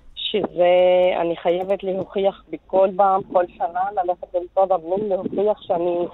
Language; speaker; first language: Hebrew; non-native, local second language; Arabic